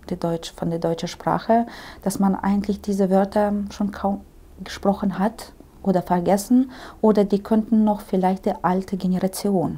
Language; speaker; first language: German; early bilingual, heritage; Russian